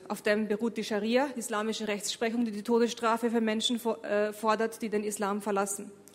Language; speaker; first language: German; early bilingual, other home language; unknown